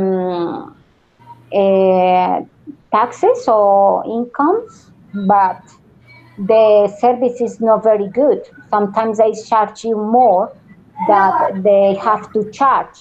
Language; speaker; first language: English; non-native, learner; Spanish